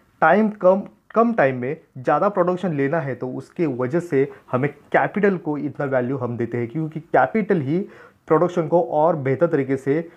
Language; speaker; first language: Hindi; non-native, local second language; Marathi